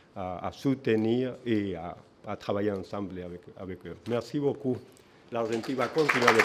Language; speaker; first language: French; non-native, fluent; Spanish